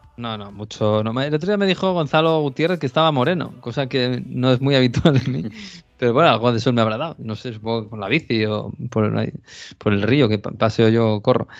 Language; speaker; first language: Spanish; native; Spanish